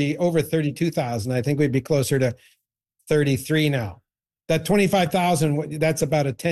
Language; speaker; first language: English; native; English